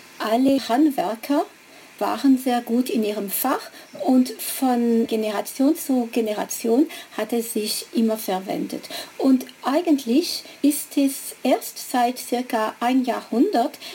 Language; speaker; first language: German; non-native, fluent; French